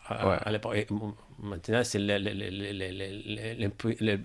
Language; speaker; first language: French; non-native, learner; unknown